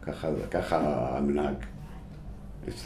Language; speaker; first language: Hebrew; non-native, local second language; Arabic